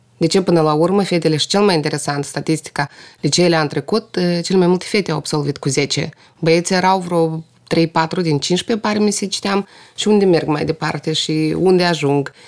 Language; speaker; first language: Romanian; non-native, local second language; Russian